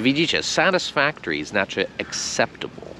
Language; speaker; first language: Polish; non-native, fluent; English